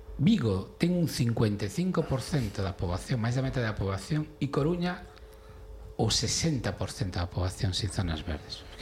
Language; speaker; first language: Galician; non-native, local second language; Spanish